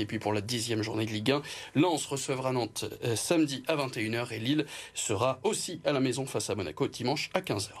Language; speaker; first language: French; native; French